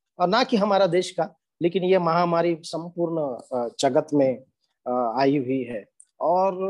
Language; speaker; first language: Hindi; non-native, local second language; Marathi